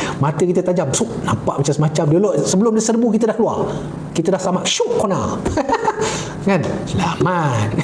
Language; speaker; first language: Malay; native; Malay